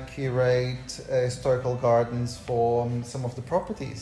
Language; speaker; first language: English; non-native, fluent; Portuguese